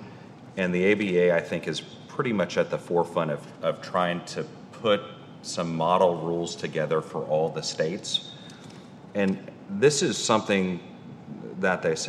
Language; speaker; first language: English; native; English